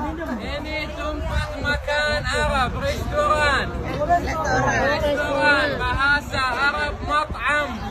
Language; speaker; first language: Indonesian; non-native, learner; Arabic